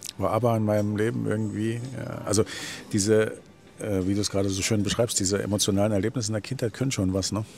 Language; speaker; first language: German; native; German